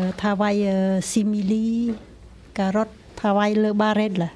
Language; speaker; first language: French; non-native, learner; Vietnamese